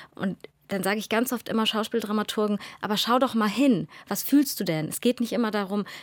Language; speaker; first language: German; native; German